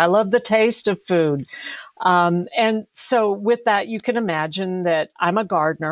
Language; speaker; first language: English; native; English